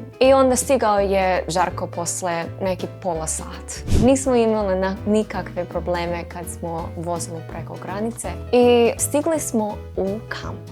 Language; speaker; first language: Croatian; non-native, learner; English